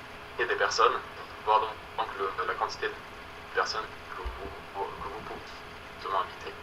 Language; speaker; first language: French; native; French